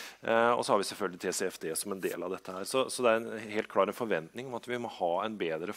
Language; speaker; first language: Norwegian; native; Norwegian